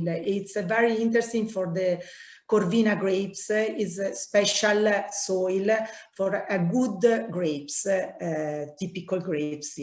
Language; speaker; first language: English; non-native, learner; Italian